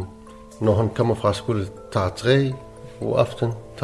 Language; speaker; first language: Danish; non-native, learner; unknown